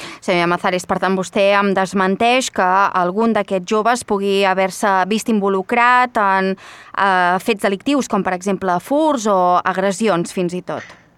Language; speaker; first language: Catalan; native; Catalan